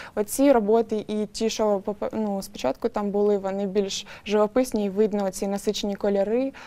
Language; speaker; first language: Ukrainian; non-native, local second language; Russian